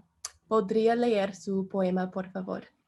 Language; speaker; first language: Spanish; non-native, learner; English